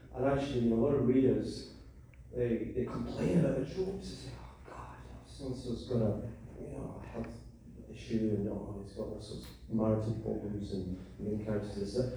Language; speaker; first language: English; native; English